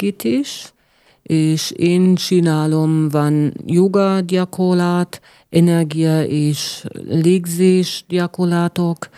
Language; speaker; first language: Hungarian; non-native, learner; German